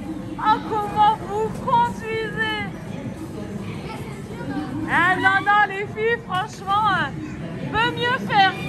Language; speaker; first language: French; native; French